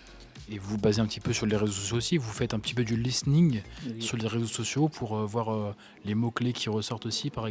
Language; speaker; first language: French; native; French